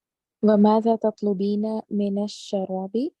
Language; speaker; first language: Arabic; non-native, learner; English